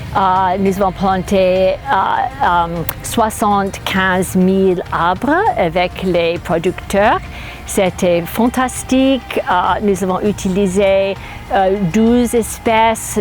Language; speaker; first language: French; non-native, fluent; English